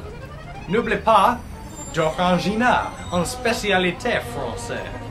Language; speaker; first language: French; non-native, learner; English